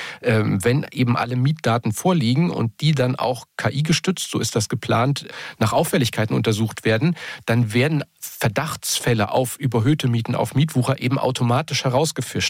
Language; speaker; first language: German; native; German